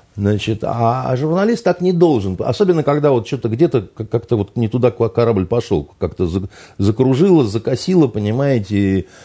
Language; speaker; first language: Russian; native; Russian